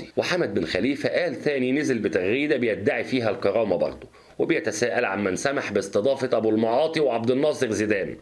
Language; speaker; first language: Arabic; native; Arabic